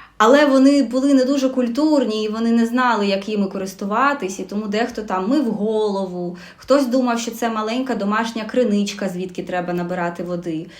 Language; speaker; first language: Ukrainian; non-native, local second language; Russian